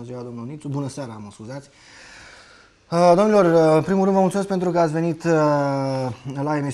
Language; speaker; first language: Romanian; native; Romanian